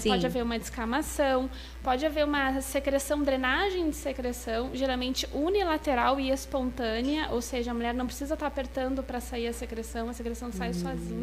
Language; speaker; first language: Portuguese; native; Portuguese